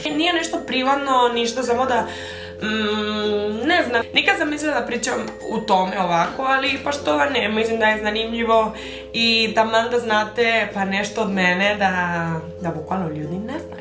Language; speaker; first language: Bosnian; early bilingual, heritage; Spanish